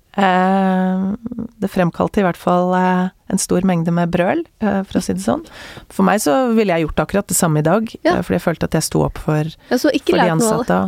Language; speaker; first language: Norwegian; native; Norwegian